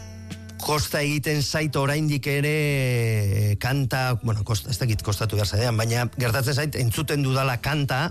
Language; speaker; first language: Basque; native; Basque